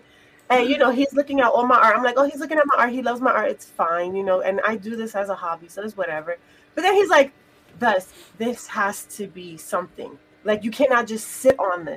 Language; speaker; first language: English; native; English